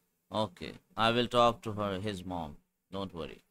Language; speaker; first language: English; non-native, local second language; Urdu